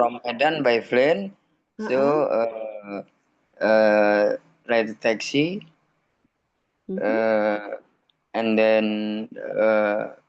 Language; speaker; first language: English; non-native, learner; Indonesian